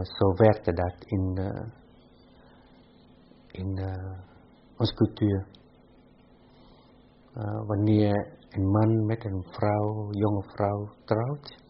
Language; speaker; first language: Dutch; non-native, fluent; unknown